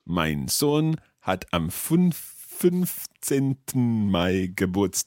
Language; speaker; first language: German; non-native, fluent; English